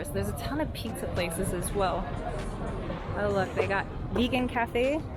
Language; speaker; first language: English; native; English